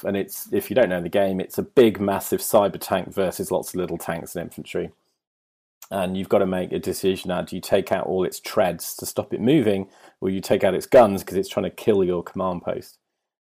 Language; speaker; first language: English; native; English